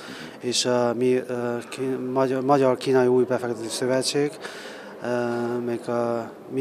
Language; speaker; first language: Hungarian; non-native, learner; Chinese